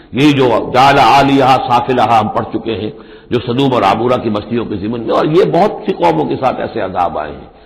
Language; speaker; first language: Urdu; native; Urdu